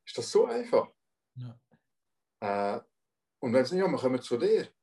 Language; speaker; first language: German; non-native, local second language; French